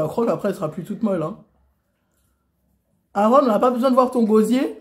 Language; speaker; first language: French; native; French